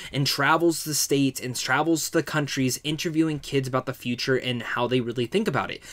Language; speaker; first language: English; native; English